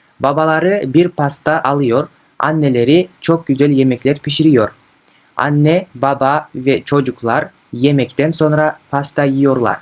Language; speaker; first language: Turkish; non-native, fluent; Kyrgyz